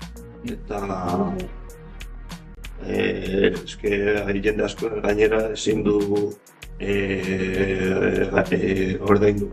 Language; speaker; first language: Basque; non-native, learner; Spanish